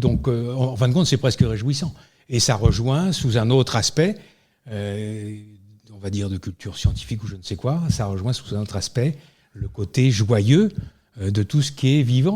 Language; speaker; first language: French; native; French